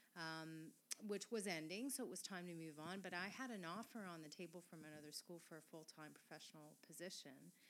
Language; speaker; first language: English; non-native, fluent; French